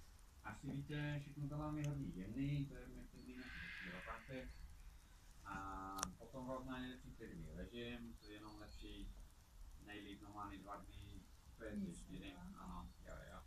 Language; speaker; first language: Czech; non-native, learner; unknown